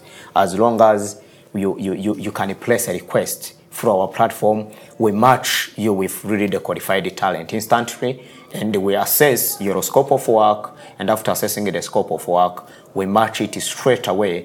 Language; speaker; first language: English; non-native, local second language; Kinyarwanda